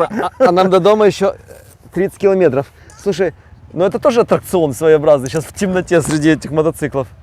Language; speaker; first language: Russian; native; Russian